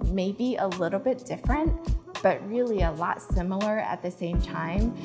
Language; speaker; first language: English; early bilingual, other home language; Chinese